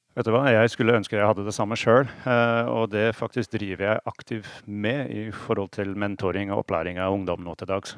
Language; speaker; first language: Norwegian; non-native, fluent; English